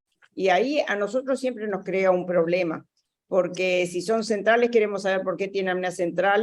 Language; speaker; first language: Spanish; native; Spanish